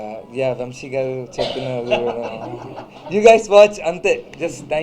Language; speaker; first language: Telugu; non-native, learner; Malayalam